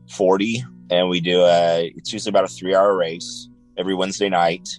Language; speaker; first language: English; native; English